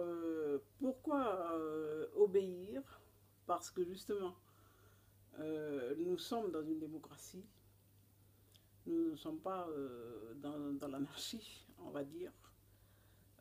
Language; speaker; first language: French; non-native, local second language; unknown